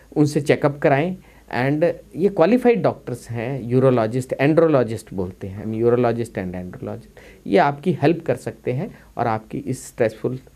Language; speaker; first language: Hindi; non-native, local second language; Punjabi